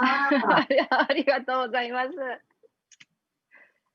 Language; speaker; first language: Japanese; non-native, fluent; Mongolian